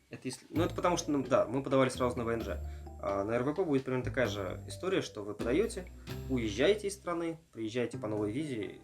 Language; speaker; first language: Russian; native; Russian